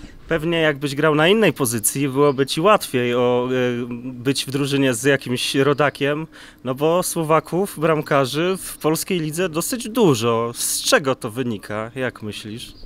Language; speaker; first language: Polish; native; Polish